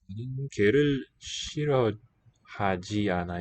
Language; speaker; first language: Korean; non-native, learner; English